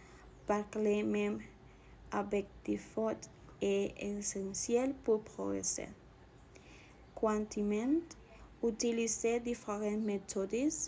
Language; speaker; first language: French; non-native, learner; Spanish